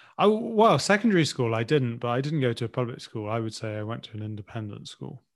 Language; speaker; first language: English; native; English